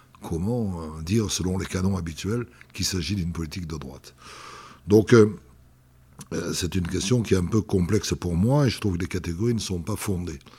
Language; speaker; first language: French; native; French